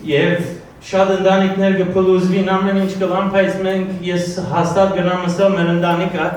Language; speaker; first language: Armenian; early bilingual, heritage; Armenian